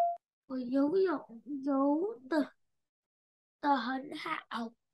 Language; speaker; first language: Chinese; non-native, learner; Vietnamese